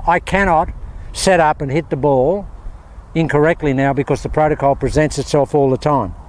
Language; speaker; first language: English; native; English